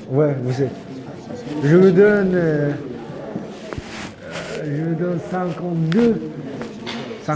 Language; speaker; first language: French; non-native, learner; Uzbek